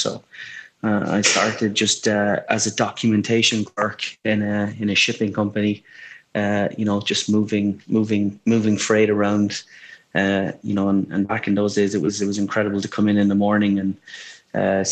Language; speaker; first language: English; native; English